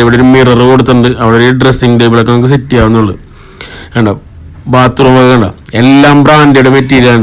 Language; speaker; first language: Malayalam; native; Malayalam